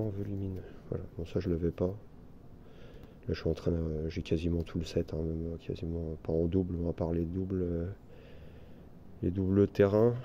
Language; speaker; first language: French; native; French